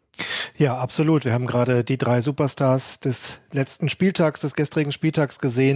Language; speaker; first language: German; native; German